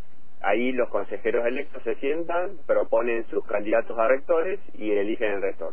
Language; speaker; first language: Spanish; native; Spanish